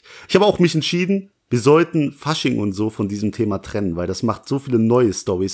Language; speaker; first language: German; native; German